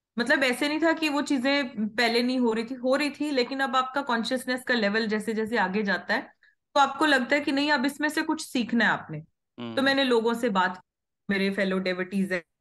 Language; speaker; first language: Hindi; non-native, local second language; Punjabi